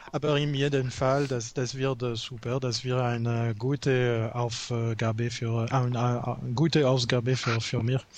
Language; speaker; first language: German; non-native, learner; French